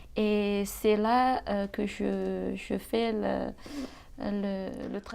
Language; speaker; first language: French; non-native, local second language; Malagasy